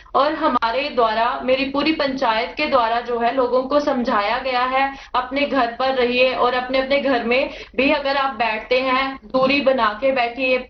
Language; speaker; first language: Hindi; native; Hindi